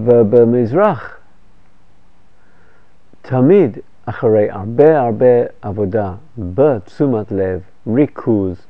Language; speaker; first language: Hebrew; non-native, fluent; English